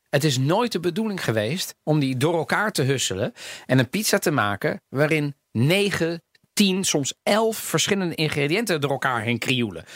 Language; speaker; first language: Dutch; native; Dutch